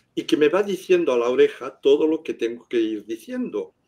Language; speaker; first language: Spanish; non-native, local second language; Catalan